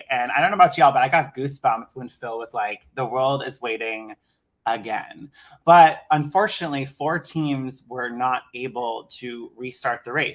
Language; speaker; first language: English; native; English